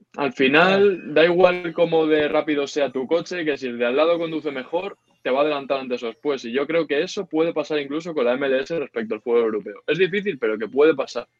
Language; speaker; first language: Spanish; native; Spanish